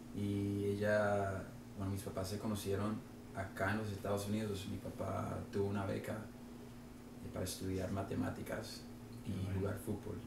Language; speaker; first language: Spanish; native; Spanish